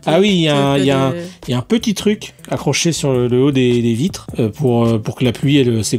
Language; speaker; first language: French; native; French